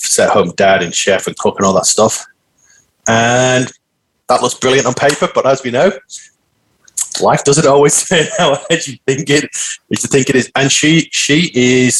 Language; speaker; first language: English; native; English